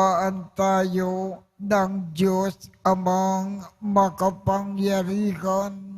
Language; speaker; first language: Filipino; native; Filipino